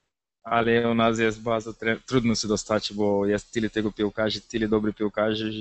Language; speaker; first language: Polish; non-native, learner; Portuguese